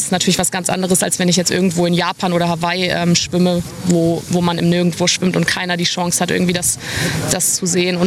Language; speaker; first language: German; native; German